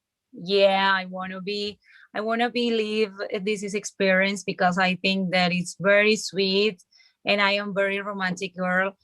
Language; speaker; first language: English; non-native, learner; Spanish